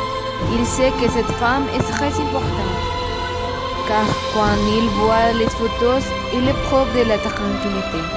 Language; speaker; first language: French; non-native, learner; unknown